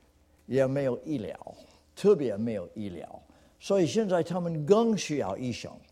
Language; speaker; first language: Chinese; non-native, fluent; English